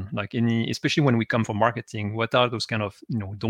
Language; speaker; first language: English; non-native, fluent; French